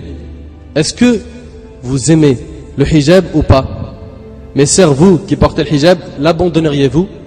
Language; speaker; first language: French; native; French